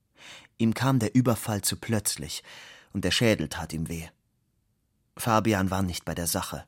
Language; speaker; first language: German; native; German